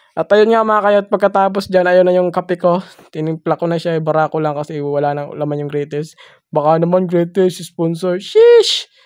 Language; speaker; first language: Filipino; non-native, local second language; Masbatenyo